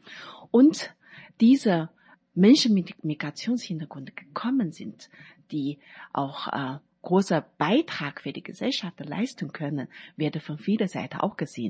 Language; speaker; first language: German; non-native, learner; Chinese